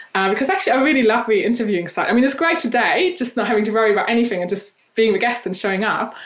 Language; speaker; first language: English; non-native, fluent; German